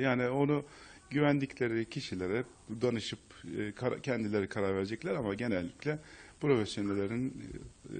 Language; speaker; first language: Turkish; native; Turkish